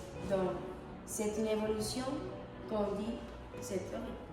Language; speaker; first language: French; non-native, learner; Spanish